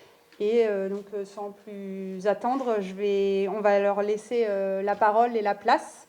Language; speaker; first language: French; native; French